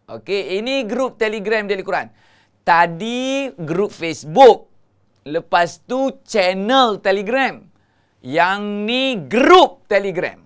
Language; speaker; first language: Malay; native; Malay